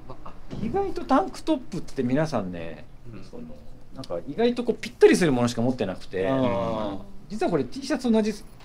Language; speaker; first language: Japanese; native; Japanese